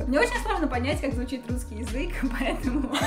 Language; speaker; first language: Russian; native; Russian